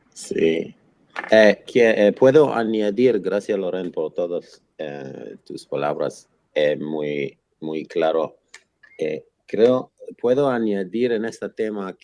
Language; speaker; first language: Spanish; non-native, fluent; Hebrew